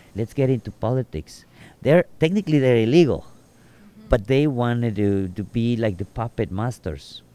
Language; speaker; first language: English; non-native, fluent; Spanish